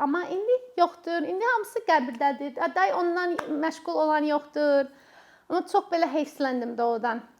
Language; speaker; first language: Azerbaijani; non-native, fluent; English